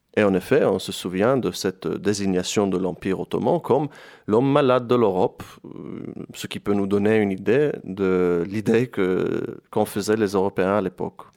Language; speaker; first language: French; non-native, fluent; Hebrew